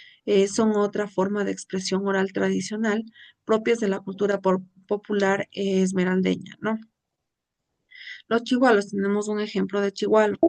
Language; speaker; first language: Spanish; native; Spanish